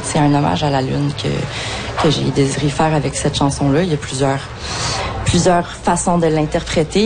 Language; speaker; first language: French; native; French